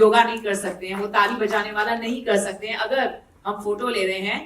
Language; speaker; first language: Hindi; native; Hindi